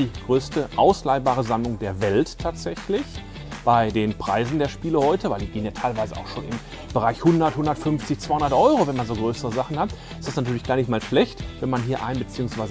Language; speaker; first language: German; native; German